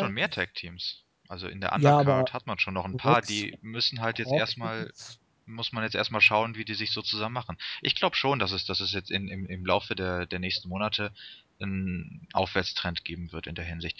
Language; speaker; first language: German; native; German